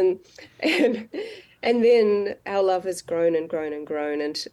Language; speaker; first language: English; native; English